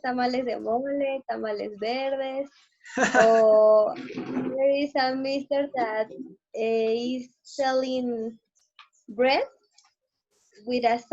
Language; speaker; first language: English; non-native, learner; Spanish